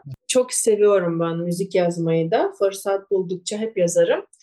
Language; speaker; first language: Turkish; non-native, fluent; Russian